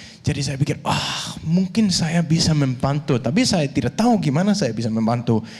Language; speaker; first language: Indonesian; non-native, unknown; Danish